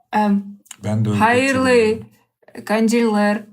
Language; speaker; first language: Turkish; non-native, learner; Russian